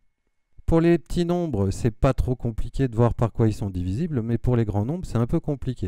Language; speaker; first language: French; native; French